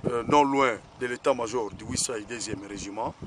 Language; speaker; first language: French; non-native, local second language; Swahili